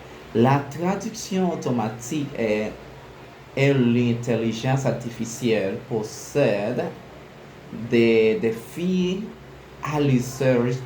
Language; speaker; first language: French; non-native, learner; Spanish